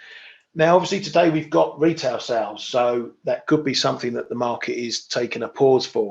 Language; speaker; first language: English; native; English